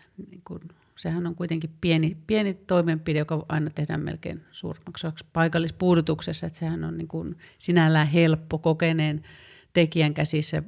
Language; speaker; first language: Finnish; native; Finnish